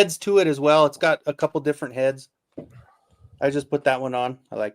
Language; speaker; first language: English; native; English